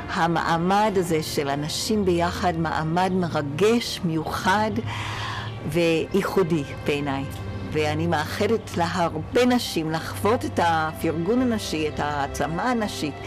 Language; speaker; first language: Hebrew; non-native, fluent; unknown